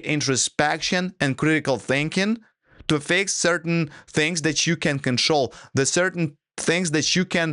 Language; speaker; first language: English; non-native, fluent; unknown